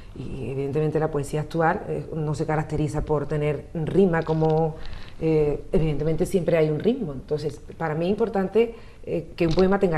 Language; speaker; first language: Spanish; native; Spanish